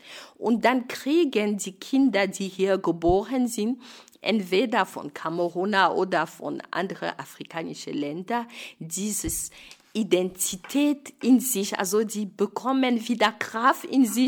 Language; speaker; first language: German; non-native, fluent; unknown